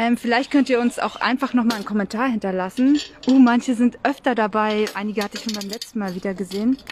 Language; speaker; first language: German; native; German